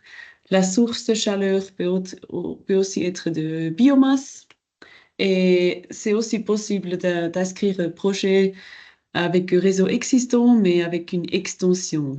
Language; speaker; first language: French; non-native, local second language; German